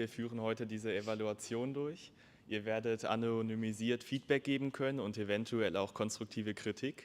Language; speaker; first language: German; native; German